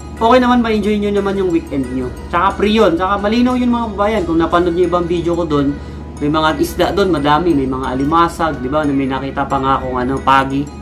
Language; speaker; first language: Filipino; native; Filipino